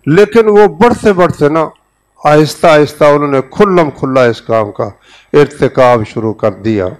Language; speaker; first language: Urdu; native; Urdu